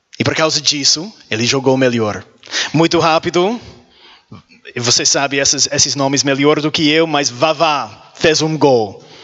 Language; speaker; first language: Portuguese; non-native, learner; English